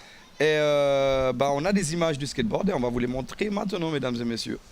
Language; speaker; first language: French; native; French